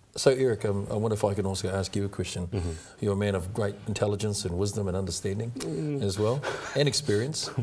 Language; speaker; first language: English; native; English